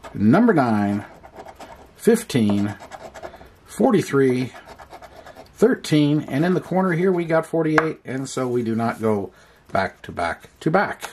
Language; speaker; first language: English; native; English